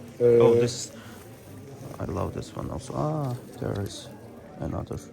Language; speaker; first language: English; non-native, learner; Turkish